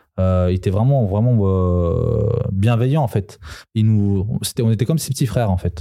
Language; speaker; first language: French; early bilingual, other home language; Serbian